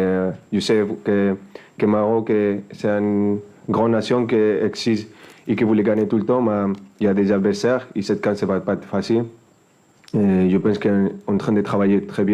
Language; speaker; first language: French; non-native, fluent; Spanish